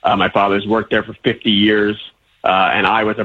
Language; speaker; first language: English; native; English